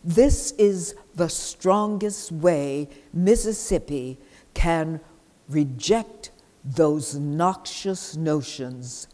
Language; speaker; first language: English; native; English